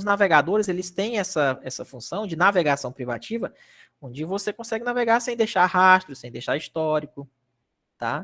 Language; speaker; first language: Portuguese; native; Portuguese